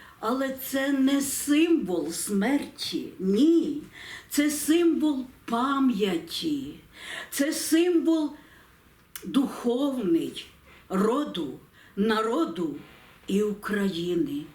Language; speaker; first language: Ukrainian; native; Ukrainian